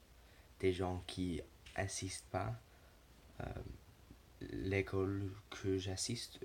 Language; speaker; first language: French; non-native, learner; English